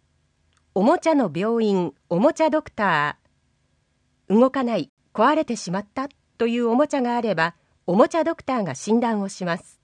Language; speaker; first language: Japanese; native; Japanese